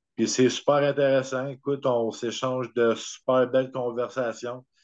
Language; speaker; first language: French; native; French